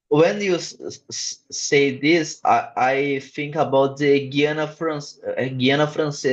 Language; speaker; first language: English; non-native, learner; Portuguese